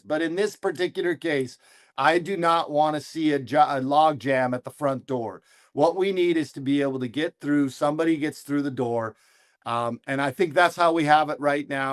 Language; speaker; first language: English; native; English